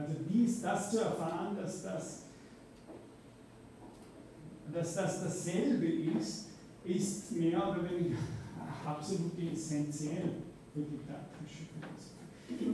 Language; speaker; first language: German; native; German